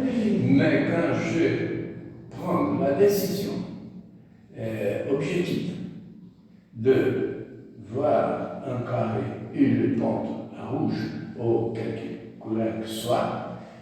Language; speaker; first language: French; non-native, learner; Portuguese